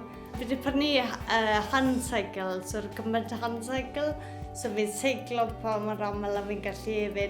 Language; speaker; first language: Welsh; native; Welsh